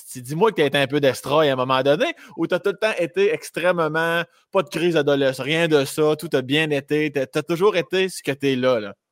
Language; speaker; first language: French; native; French